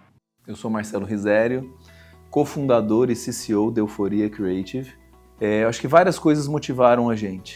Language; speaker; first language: Portuguese; native; Portuguese